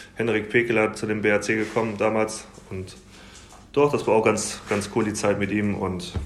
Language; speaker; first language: German; native; German